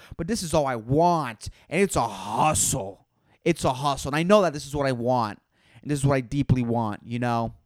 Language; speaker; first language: English; non-native, fluent; Spanish